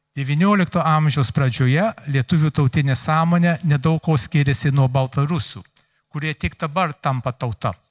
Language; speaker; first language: Lithuanian; early bilingual, heritage; Lithuanian